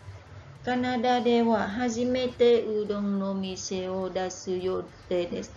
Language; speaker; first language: Japanese; non-native, learner; Vietnamese